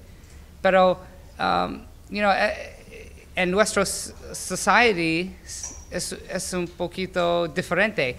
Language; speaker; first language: Spanish; non-native, learner; English